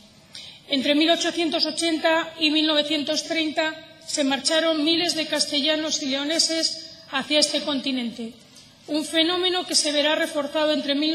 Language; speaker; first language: Spanish; native; Spanish